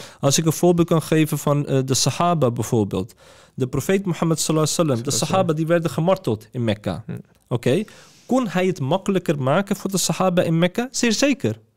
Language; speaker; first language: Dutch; early bilingual, other home language; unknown